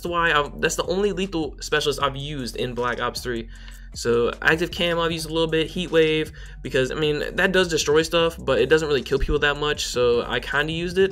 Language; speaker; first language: English; native; English